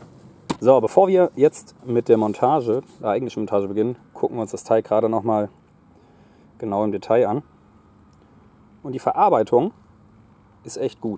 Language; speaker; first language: German; native; German